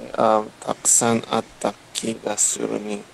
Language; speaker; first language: Japanese; non-native, learner; English